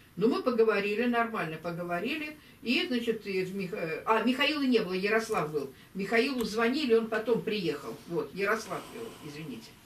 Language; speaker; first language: Russian; native; Russian